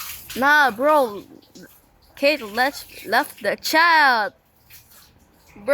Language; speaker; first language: English; non-native, local second language; Filipino